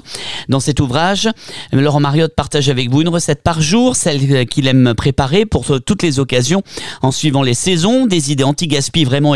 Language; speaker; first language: French; native; French